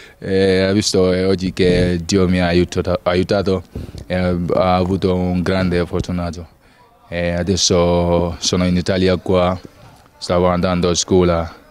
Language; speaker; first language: Italian; non-native, learner; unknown